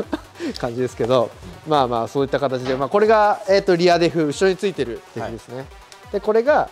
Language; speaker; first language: Japanese; native; Japanese